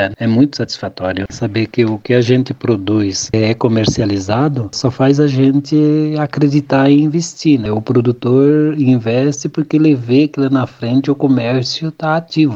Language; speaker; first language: Portuguese; native; Portuguese